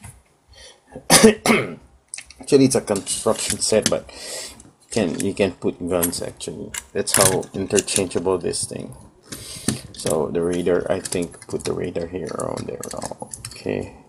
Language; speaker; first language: English; non-native, local second language; Cebuano